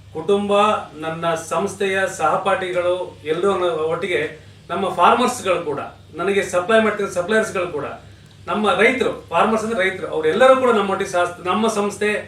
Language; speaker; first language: Kannada; native; Kannada